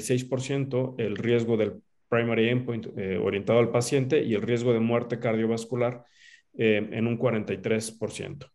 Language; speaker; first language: Spanish; native; Spanish